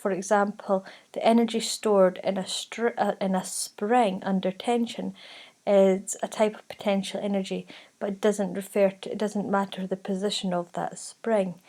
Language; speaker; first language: English; native; English